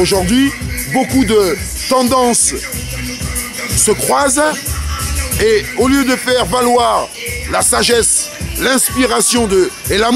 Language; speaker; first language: French; native; French